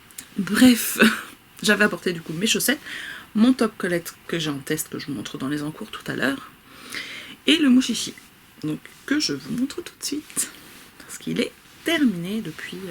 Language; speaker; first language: French; native; French